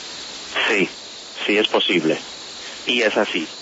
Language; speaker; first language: Spanish; non-native, fluent; English